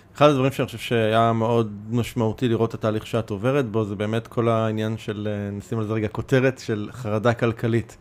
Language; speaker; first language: Hebrew; native; Hebrew